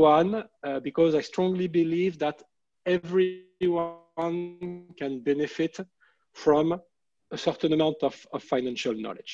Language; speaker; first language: English; non-native, fluent; French